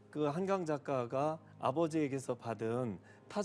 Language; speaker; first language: Korean; native; Korean